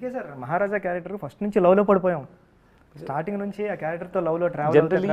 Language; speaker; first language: Telugu; native; Telugu